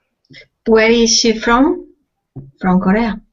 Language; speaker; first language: English; non-native, learner; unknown